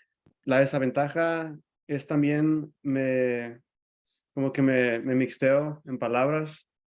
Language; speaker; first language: Spanish; early bilingual, other home language; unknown